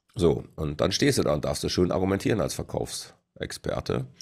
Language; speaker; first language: German; native; German